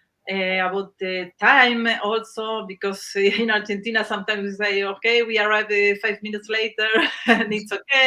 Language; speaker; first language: English; non-native, learner; Spanish